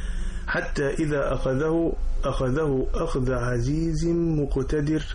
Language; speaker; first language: Arabic; native; Arabic